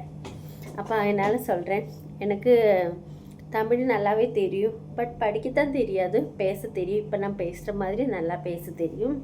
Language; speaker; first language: Tamil; non-native, local second language; Malayalam